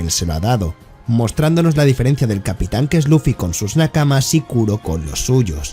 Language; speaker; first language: Spanish; native; Spanish